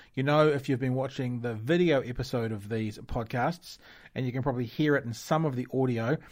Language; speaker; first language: English; native; English